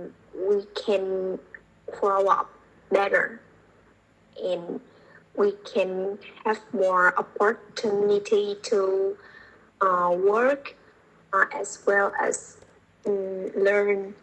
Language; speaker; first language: English; non-native, learner; Vietnamese